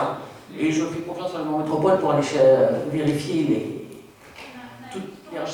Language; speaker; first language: French; native; French